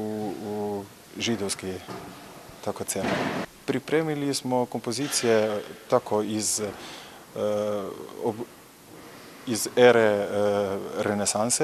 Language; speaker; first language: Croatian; non-native, learner; Slovenian